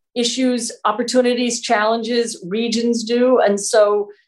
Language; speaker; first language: English; native; English